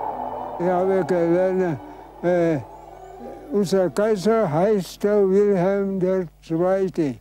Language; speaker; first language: German; non-native, learner; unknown